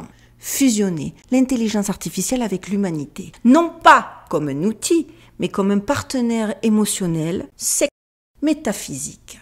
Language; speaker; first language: French; native; French